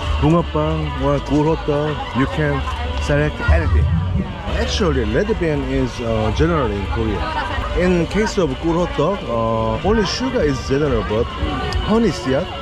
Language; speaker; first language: English; non-native, learner; Korean